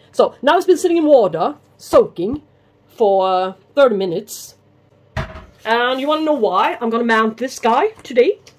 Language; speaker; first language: English; non-native, fluent; Swedish